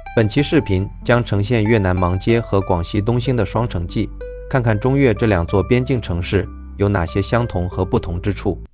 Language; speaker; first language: Chinese; native; Chinese